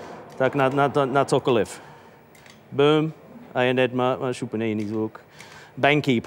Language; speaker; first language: Czech; non-native, fluent; English